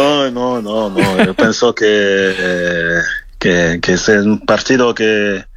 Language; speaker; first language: Spanish; non-native, fluent; French